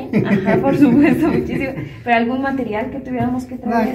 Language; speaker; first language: Spanish; native; Spanish